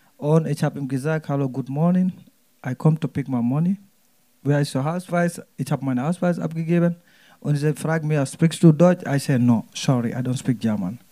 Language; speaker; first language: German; non-native, learner; Wolof